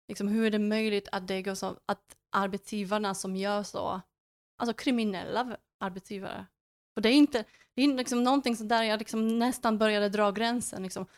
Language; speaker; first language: Swedish; non-native, fluent; Polish